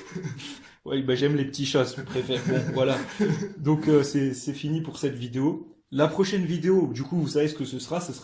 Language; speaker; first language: French; native; French